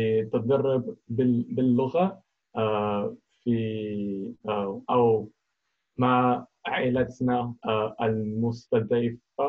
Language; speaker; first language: Arabic; non-native, learner; English